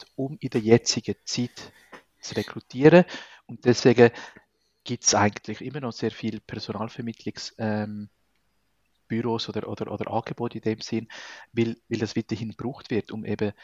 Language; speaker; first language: German; non-native, fluent; Spanish